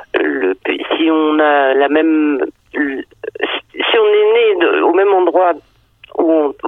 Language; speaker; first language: French; early bilingual, other home language; Danish